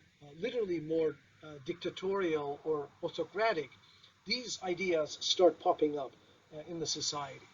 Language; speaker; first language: English; non-native, fluent; Turkish